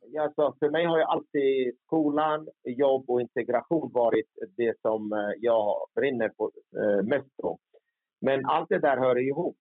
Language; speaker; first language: Swedish; early bilingual, other home language; Turoyo